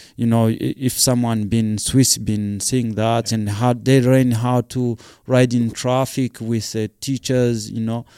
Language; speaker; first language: English; non-native, local second language; Kinyarwanda